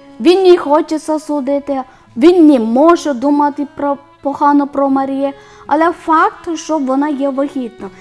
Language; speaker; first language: Ukrainian; non-native, learner; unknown